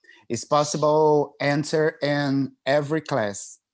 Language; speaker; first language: English; non-native, learner; Portuguese